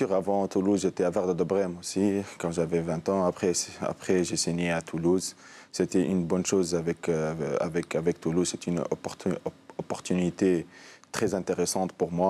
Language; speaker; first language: French; non-native, local second language; Arabic